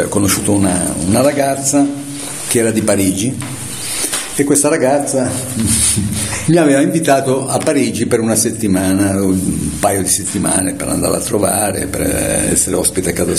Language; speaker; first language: Italian; native; Italian